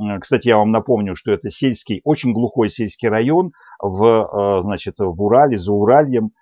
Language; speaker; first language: Russian; native; Russian